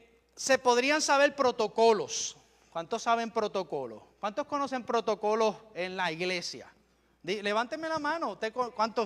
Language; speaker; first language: Spanish; native; Spanish